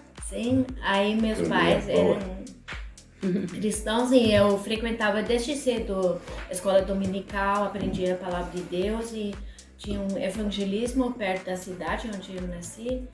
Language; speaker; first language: Portuguese; non-native, fluent; German